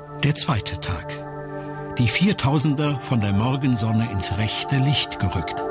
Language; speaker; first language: German; native; German